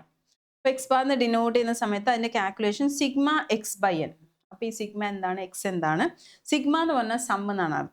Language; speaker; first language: Malayalam; native; Malayalam